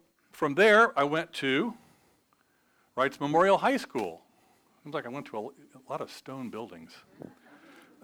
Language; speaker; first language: English; native; English